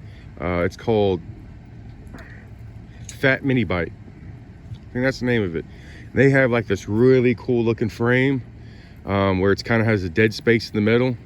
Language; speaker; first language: English; native; English